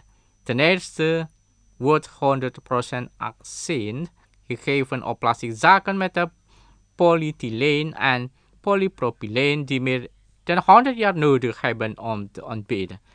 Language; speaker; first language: Dutch; non-native, learner; Indonesian